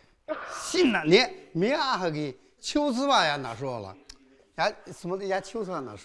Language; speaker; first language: Russian; non-native, learner; Chinese